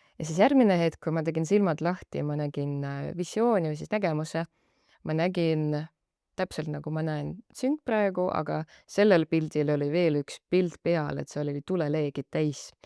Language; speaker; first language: Estonian; non-native, local second language; Russian